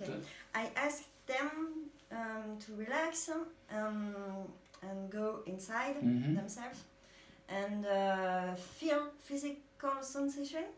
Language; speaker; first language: English; non-native, learner; French